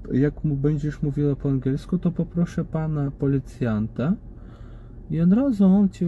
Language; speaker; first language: Polish; non-native, fluent; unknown